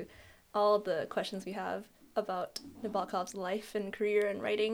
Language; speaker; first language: English; non-native, local second language; Cantonese